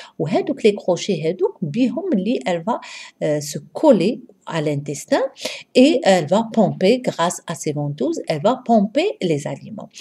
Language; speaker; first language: French; non-native, local second language; Arabic